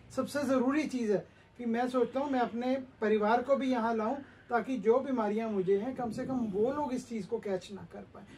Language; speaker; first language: Hindi; native; Hindi